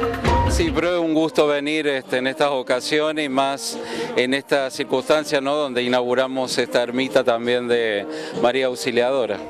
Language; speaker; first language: Spanish; native; Spanish